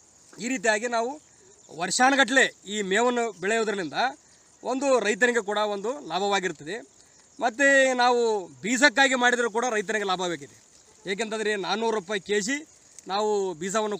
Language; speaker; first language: Kannada; native; Kannada